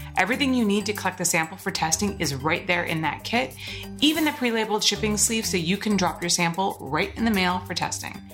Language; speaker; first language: English; native; English